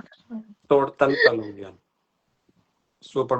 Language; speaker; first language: Filipino; non-native, learner; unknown